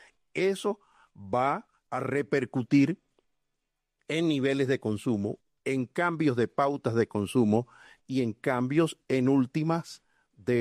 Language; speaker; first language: Spanish; native; Spanish